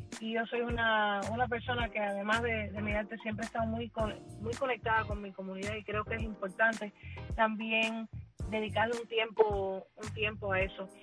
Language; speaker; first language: Spanish; early bilingual, heritage; Spanish